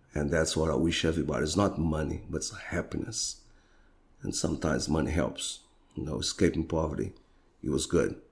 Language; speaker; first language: English; non-native, fluent; Portuguese